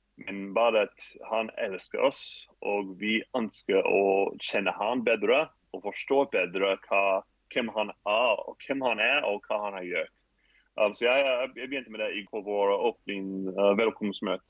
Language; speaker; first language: Norwegian; non-native, fluent; English